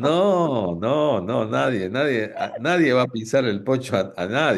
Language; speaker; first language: Spanish; native; Spanish